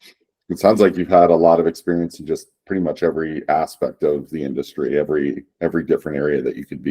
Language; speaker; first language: English; native; English